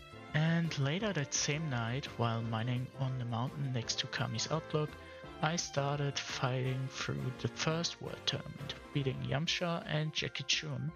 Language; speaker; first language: English; non-native, fluent; German